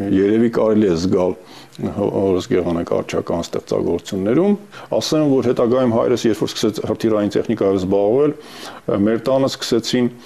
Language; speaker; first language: Armenian; native; Armenian